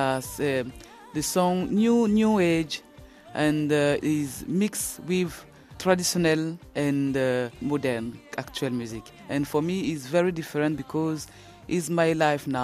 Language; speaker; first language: English; non-native, learner; French